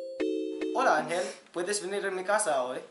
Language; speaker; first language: Spanish; non-native, learner; English